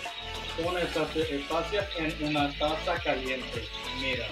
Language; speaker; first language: Spanish; non-native, learner; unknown